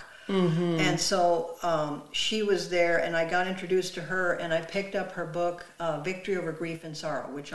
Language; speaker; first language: English; native; English